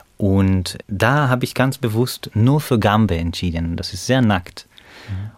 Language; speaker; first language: German; non-native, fluent; Hebrew